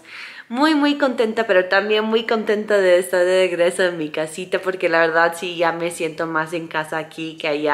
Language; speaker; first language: Spanish; non-native, fluent; English